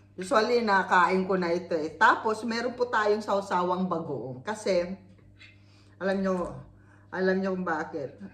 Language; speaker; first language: Filipino; non-native, local second language; Iloko